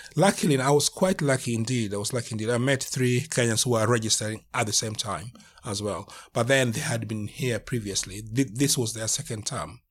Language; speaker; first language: English; non-native, local second language; Luo (Kenya and Tanzania)